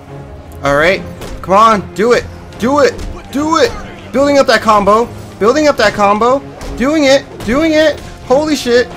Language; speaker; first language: English; native; English